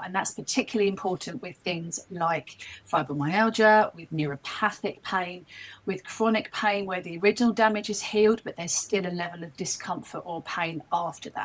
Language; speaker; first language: English; native; English